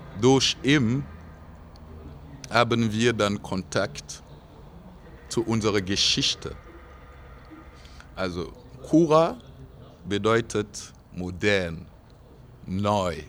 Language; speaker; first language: German; non-native, fluent; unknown